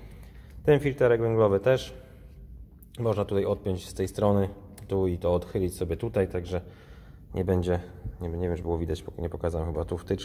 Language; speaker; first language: Polish; native; Polish